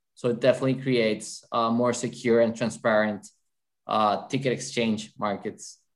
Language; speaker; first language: English; non-native, fluent; Spanish